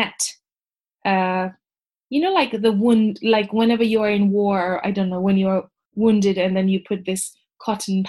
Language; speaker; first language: English; non-native, local second language; Nepali